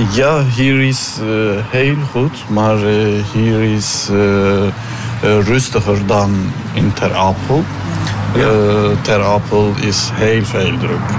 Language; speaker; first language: Dutch; non-native, learner; Turkish